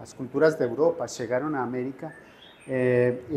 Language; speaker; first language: Portuguese; non-native, fluent; Spanish